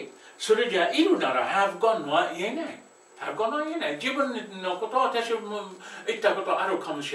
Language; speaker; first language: Japanese; non-native, fluent; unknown